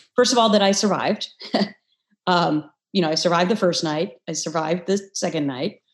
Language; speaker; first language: English; native; English